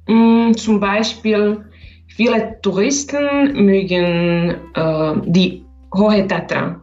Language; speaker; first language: German; non-native, learner; Slovak